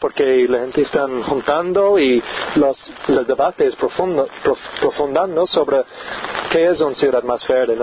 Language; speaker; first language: Spanish; non-native, learner; English